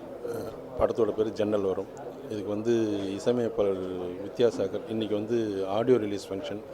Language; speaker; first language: Tamil; native; Tamil